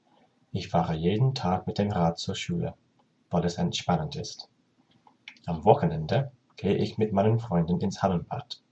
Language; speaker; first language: German; non-native, learner; English